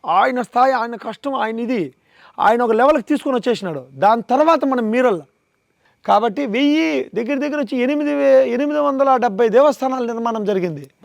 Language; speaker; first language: Telugu; native; Telugu